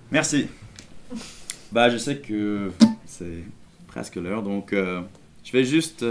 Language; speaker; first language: French; non-native, fluent; English